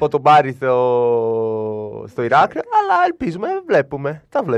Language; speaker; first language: Greek; non-native, learner; Italian